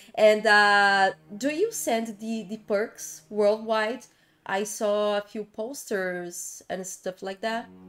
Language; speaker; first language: English; non-native, fluent; Portuguese